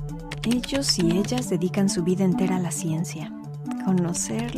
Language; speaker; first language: Spanish; native; Spanish